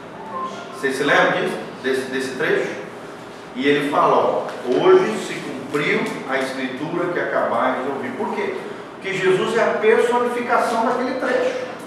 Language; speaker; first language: Portuguese; native; Portuguese